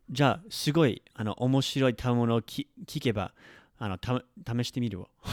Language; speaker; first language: Japanese; non-native, fluent; English